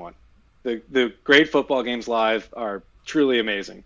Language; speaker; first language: English; native; English